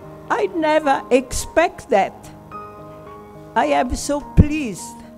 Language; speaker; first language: English; non-native, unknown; Italian